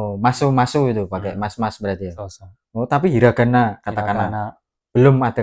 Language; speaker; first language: Indonesian; native; Indonesian